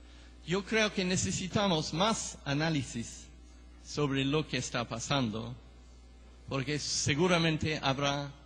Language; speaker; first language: Spanish; non-native, fluent; English